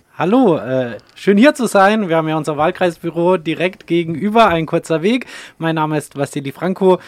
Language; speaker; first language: German; early bilingual, other home language; Russian